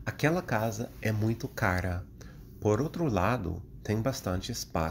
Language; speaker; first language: Portuguese; non-native, fluent; English